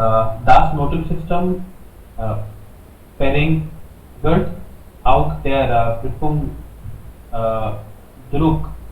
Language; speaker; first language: German; non-native, learner; Hindi